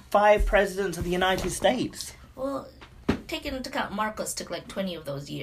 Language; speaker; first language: English; non-native, local second language; Cebuano